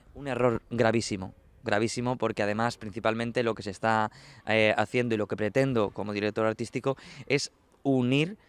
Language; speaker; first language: Spanish; native; Spanish